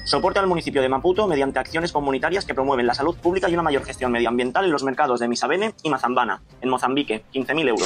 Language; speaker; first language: Spanish; native; Spanish